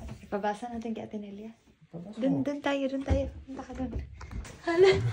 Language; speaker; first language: Filipino; non-native, local second language; Cebuano